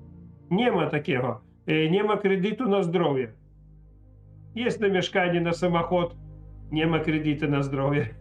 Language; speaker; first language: Polish; non-native, learner; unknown